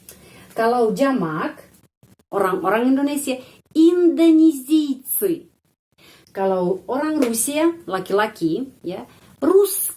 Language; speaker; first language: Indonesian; non-native, fluent; Russian